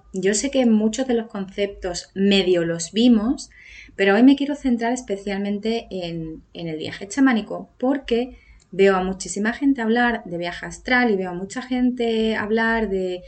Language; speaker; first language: Spanish; native; Spanish